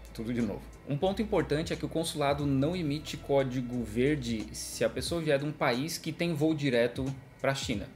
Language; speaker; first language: Portuguese; native; Portuguese